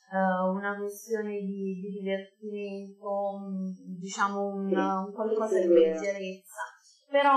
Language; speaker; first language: Italian; native; Italian